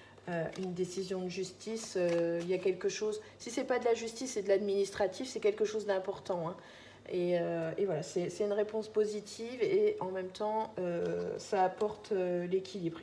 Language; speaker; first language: French; native; French